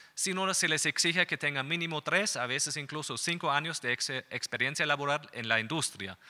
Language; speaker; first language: Spanish; non-native, fluent; German